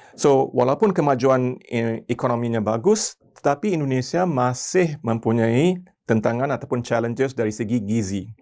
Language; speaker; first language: Malay; non-native, local second language; Tamil